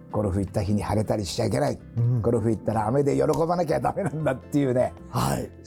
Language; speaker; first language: Japanese; native; Japanese